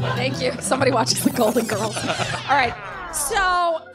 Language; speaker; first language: English; native; English